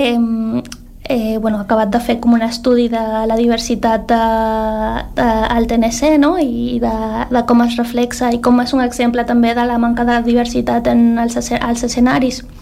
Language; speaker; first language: Catalan; early bilingual, other home language; Spanish